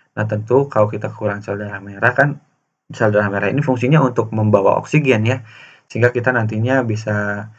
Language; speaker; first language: Indonesian; native; Indonesian